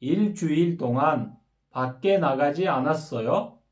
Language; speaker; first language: Korean; non-native, fluent; Kyrgyz